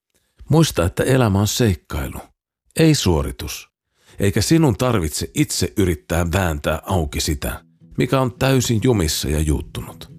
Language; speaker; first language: Finnish; native; Finnish